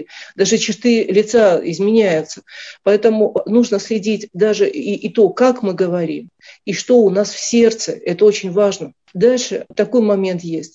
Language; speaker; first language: Russian; native; Russian